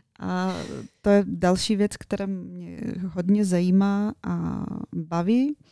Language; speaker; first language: Czech; non-native, fluent; Bulgarian